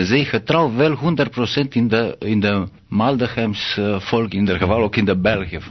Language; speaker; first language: Dutch; non-native, learner; Romanian